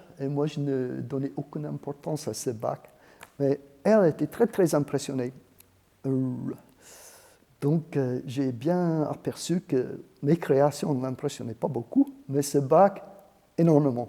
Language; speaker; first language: French; non-native, fluent; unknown